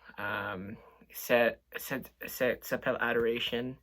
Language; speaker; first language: French; non-native, local second language; English